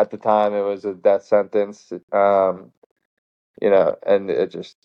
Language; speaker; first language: English; native; English